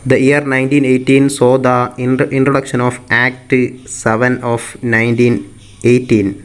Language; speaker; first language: English; non-native, local second language; Malayalam